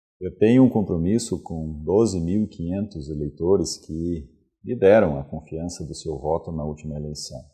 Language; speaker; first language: Portuguese; non-native, local second language; Venetian